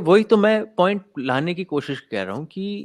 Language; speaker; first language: Hindi; native; Hindi